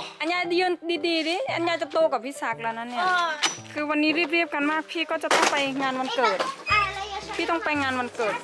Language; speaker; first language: Thai; native; Thai